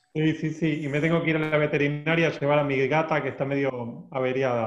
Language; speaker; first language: Spanish; native; Spanish